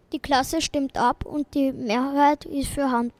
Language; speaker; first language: German; native; German